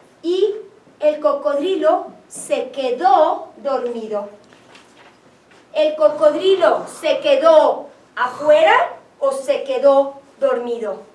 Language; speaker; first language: Spanish; non-native, fluent; English